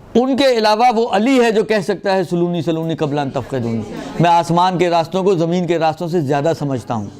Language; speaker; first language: Urdu; non-native, local second language; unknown